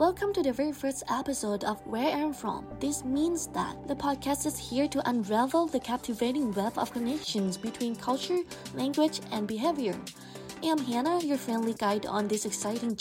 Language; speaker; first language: English; non-native, fluent; Thai